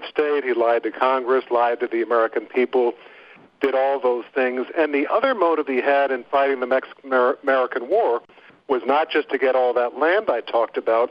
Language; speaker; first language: English; native; English